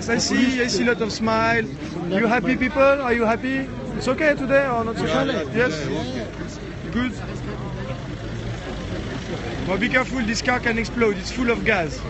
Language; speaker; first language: English; non-native, learner; French